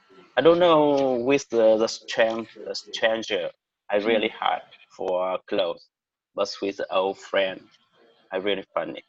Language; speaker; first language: English; non-native, learner; Vietnamese